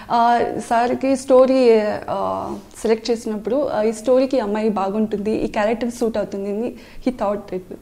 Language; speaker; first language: Telugu; non-native, learner; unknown